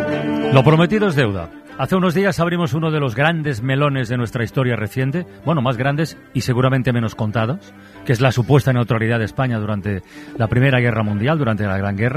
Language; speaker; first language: Spanish; native; Spanish